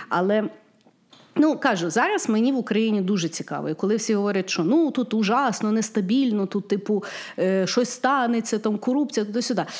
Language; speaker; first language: Ukrainian; native; Ukrainian